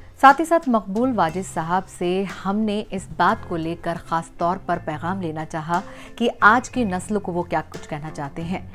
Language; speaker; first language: Urdu; native; Urdu